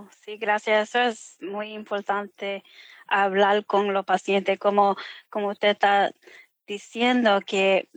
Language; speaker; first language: Spanish; early bilingual, heritage; Spanish